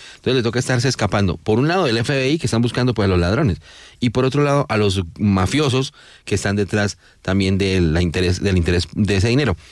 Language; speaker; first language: Spanish; native; Spanish